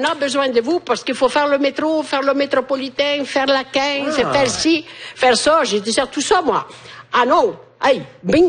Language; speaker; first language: French; non-native, fluent; Italian